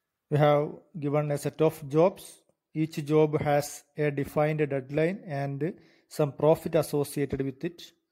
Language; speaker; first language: English; non-native, local second language; Malayalam